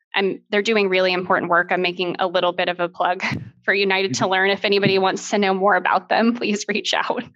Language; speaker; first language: English; native; English